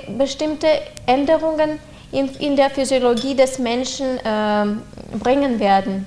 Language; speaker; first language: German; non-native, fluent; Russian